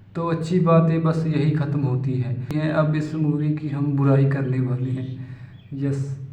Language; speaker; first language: Hindi; native; Hindi